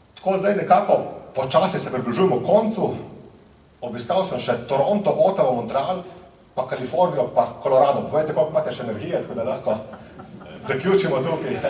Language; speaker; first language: Slovenian; native; Slovenian